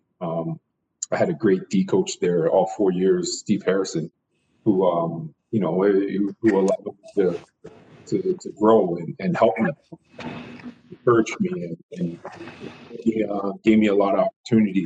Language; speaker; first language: English; native; English